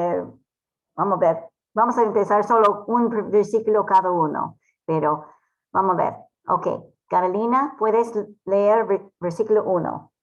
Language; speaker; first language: Spanish; non-native, fluent; English